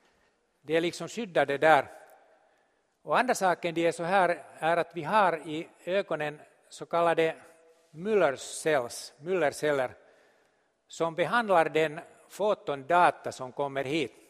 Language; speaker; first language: Swedish; non-native, local second language; Finnish